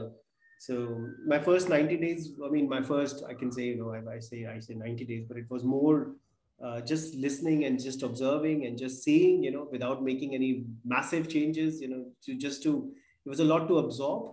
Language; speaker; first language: English; non-native, local second language; Punjabi